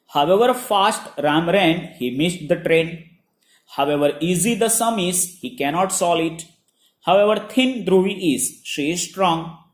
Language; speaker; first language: English; non-native, local second language; Gujarati